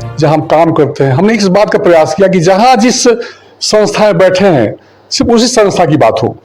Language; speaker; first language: Hindi; native; Hindi